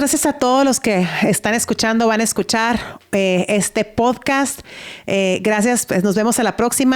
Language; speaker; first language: Spanish; native; Spanish